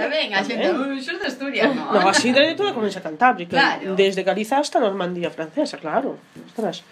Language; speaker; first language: Galician; non-native, local second language; Spanish